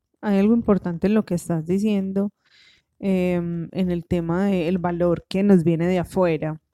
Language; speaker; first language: Spanish; native; Spanish